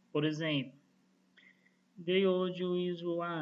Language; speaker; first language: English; non-native, fluent; Portuguese